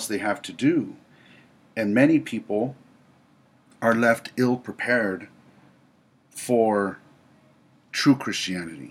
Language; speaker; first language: English; native; English